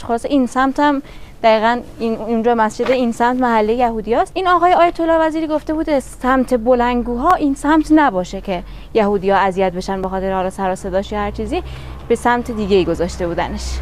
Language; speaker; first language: Persian; native; Persian